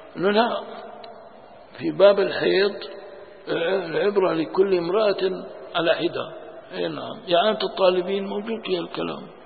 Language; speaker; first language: Arabic; non-native, local second language; Kurdish